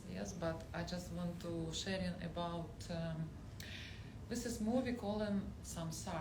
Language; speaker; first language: English; non-native, learner; Russian